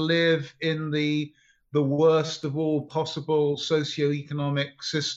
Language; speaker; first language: English; native; English